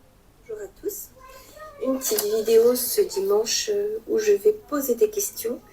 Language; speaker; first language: French; native; French